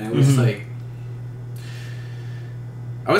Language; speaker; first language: English; non-native, fluent; Spanish